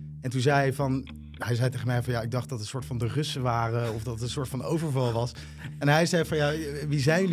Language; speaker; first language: Dutch; native; Dutch